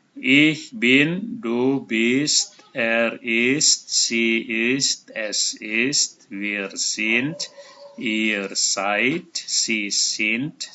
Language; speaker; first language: German; non-native, fluent; Indonesian